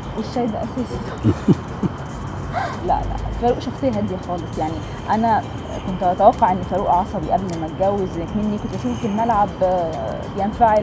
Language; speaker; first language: Arabic; native; Arabic